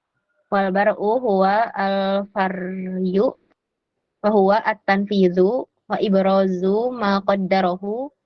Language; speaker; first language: Arabic; non-native, learner; Indonesian